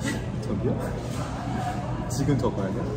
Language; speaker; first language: Korean; native; Korean